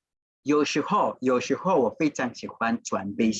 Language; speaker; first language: Chinese; non-native, fluent; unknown